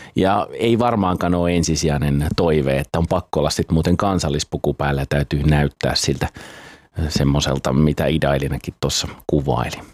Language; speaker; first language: Finnish; native; Finnish